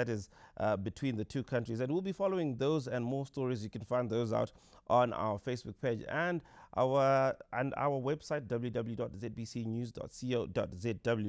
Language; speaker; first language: English; non-native, local second language; Shona